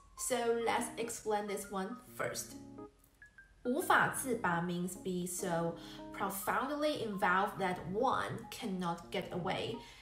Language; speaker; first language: English; non-native, fluent; Chinese